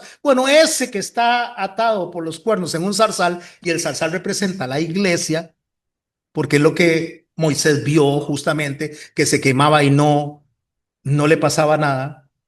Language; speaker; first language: Spanish; native; Spanish